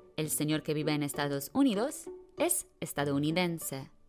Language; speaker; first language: Spanish; non-native, fluent; Polish